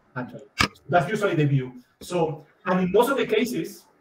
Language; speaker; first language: English; non-native, fluent; Spanish